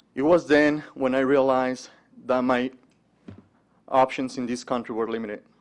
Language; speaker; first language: English; early bilingual, other home language; Spanish